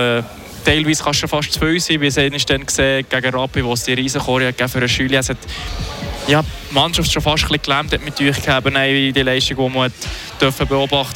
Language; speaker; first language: German; native; German